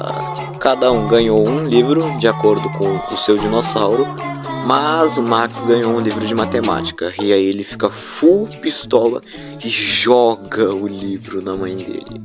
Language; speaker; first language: Portuguese; native; Portuguese